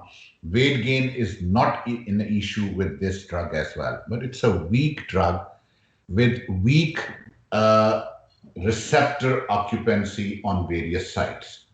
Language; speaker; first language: English; non-native, local second language; Urdu